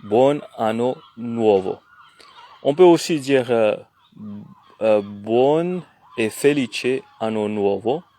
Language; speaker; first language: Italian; non-native, learner; French